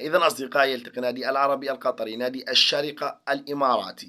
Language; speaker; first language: Arabic; native; Arabic